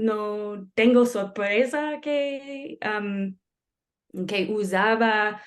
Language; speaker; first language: Spanish; non-native, fluent; English